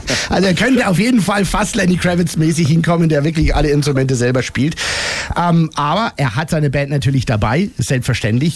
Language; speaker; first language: German; native; German